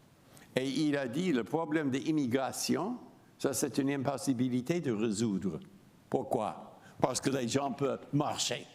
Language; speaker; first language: French; non-native, fluent; English